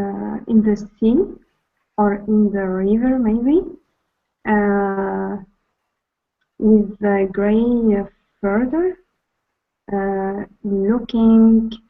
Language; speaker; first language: English; non-native, learner; Arabic